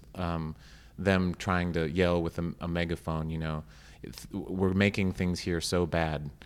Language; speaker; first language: English; native; English